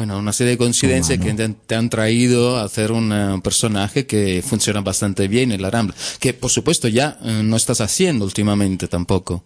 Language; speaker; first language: Spanish; non-native, fluent; Italian